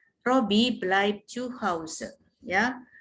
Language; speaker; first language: German; non-native, fluent; Indonesian